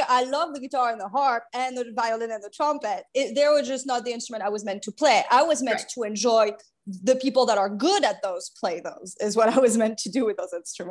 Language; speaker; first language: English; non-native, fluent; French